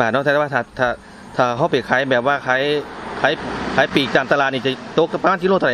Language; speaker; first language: Thai; non-native, local second language; Northeastern Thai